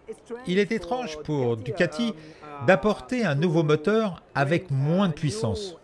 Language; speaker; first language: French; native; French